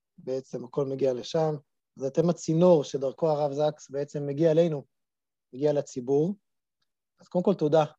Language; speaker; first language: Hebrew; native; Hebrew